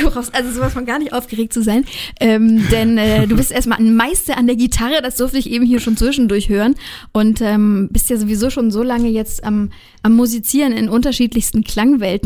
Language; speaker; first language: German; native; German